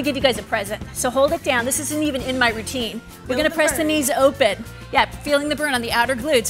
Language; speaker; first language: English; native; English